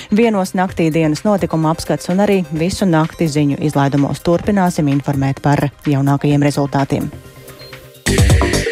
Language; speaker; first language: Latvian; native; Latvian